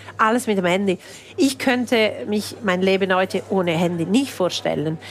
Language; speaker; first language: German; non-native, local second language; Italian